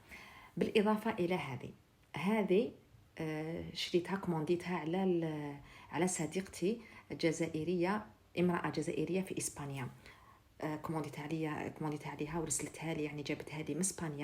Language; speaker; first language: Arabic; native; Arabic